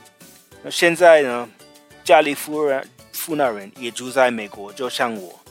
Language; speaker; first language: Chinese; non-native, fluent; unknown